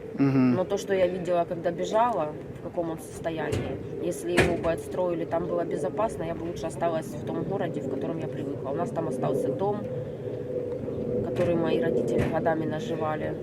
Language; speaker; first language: Russian; native; Russian